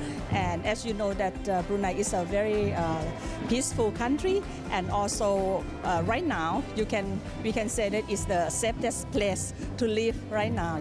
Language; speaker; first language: English; non-native, fluent; Thai